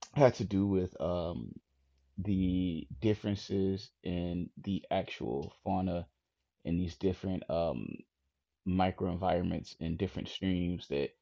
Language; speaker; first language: English; native; English